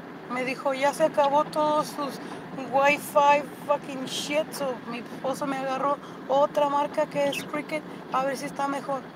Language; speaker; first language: Spanish; early bilingual, heritage; Spanish